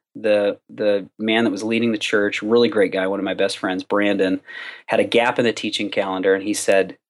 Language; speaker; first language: English; native; English